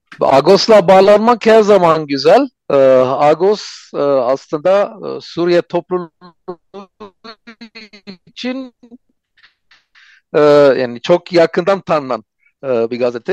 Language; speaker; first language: Turkish; non-native, fluent; Armenian